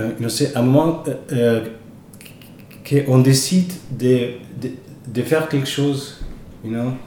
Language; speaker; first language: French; non-native, fluent; Italian